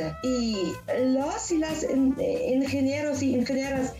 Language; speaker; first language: Spanish; non-native, learner; German